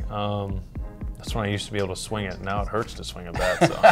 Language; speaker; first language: English; native; English